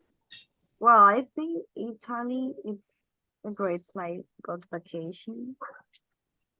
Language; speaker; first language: English; non-native, learner; Spanish